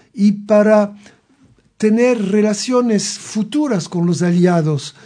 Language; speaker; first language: Spanish; non-native, fluent; French